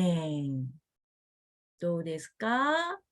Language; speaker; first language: Japanese; non-native, fluent; Korean